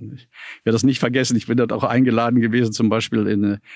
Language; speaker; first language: German; native; German